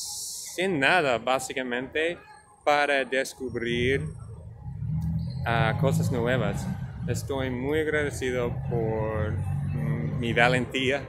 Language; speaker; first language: Spanish; non-native, learner; English